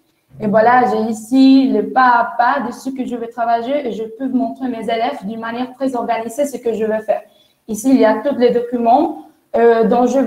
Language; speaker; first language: French; non-native, fluent; Spanish